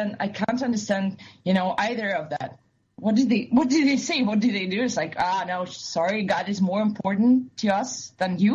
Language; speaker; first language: English; non-native, fluent; Russian